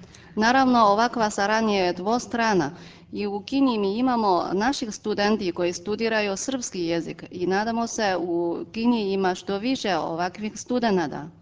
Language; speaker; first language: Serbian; non-native, fluent; Chinese